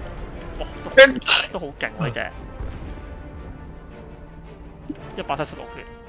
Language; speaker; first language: Chinese; native; Chinese